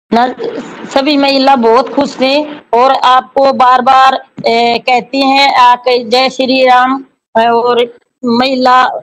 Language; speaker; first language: Hindi; native; Hindi